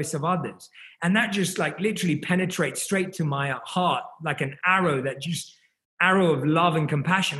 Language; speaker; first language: English; native; English